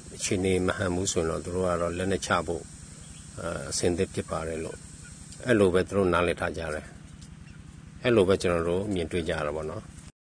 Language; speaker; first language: Burmese; non-native, local second language; S'gaw Karen